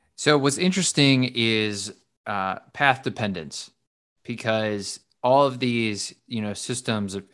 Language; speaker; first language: English; native; English